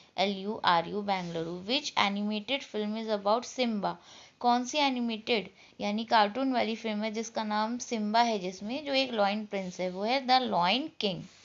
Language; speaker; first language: Hindi; native; Hindi